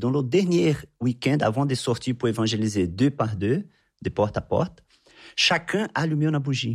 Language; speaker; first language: French; non-native, fluent; Portuguese